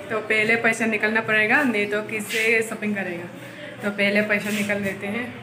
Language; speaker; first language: Hindi; non-native, local second language; Chakma